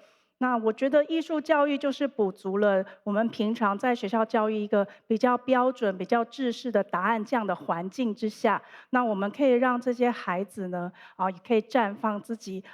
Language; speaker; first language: Chinese; native; Chinese